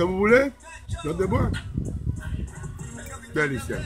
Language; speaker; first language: French; non-native, learner; Spanish